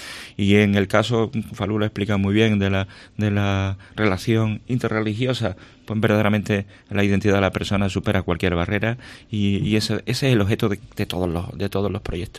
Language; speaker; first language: Spanish; native; Spanish